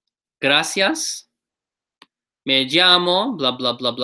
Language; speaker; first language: Spanish; non-native, learner; English